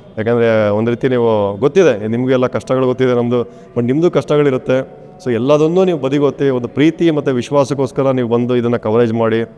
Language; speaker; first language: Kannada; native; Kannada